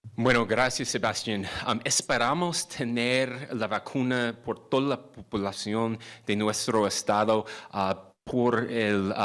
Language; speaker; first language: Spanish; non-native, fluent; English